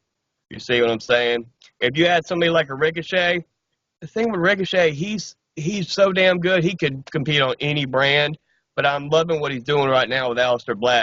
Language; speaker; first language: English; native; English